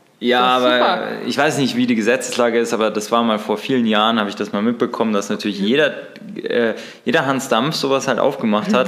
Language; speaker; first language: German; native; German